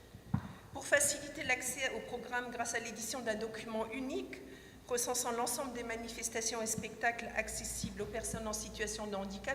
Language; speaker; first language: French; native; French